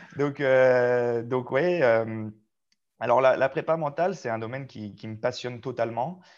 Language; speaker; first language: French; native; French